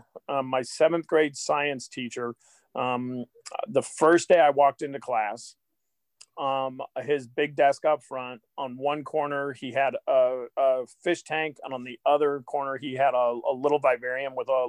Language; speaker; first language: English; native; English